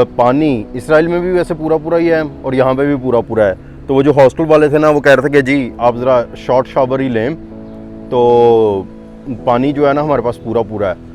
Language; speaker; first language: Urdu; non-native, local second language; Punjabi